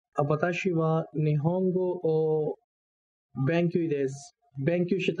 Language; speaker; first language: Japanese; non-native, learner; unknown